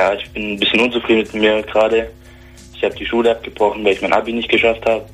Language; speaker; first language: German; native; German